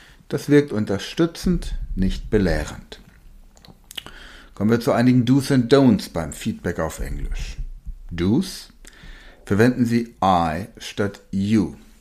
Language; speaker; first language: German; native; German